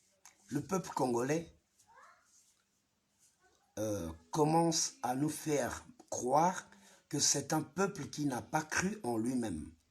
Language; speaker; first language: French; non-native, local second language; Lingala